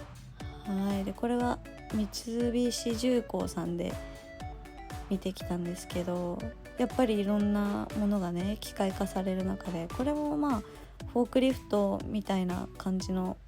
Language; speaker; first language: Japanese; native; Japanese